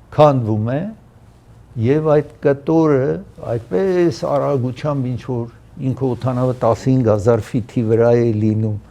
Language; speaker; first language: Armenian; early bilingual, heritage; Armenian